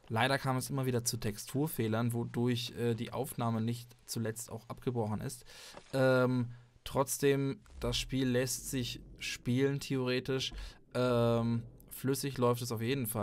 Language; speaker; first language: German; native; German